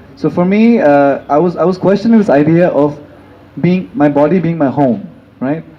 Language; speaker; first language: English; non-native, local second language; Hindi